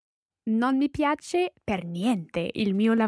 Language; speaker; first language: Italian; non-native, learner; English